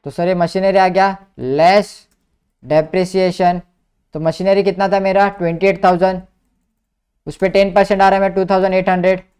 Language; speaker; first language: Hindi; non-native, local second language; Marathi